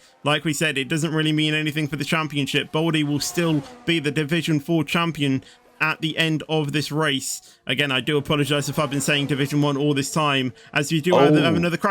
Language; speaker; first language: English; native; English